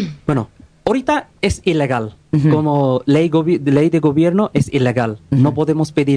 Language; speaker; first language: Spanish; non-native, learner; Bangla